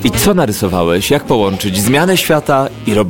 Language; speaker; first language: Polish; native; Polish